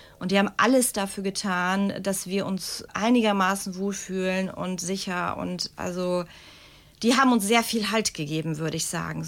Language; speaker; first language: German; early bilingual, other home language; Czech